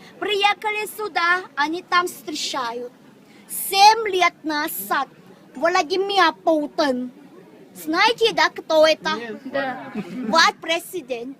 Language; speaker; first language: Russian; non-native, local second language; Kyrgyz